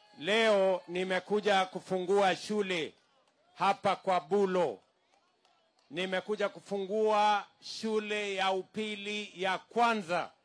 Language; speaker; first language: Swahili; non-native, local second language; Kalenjin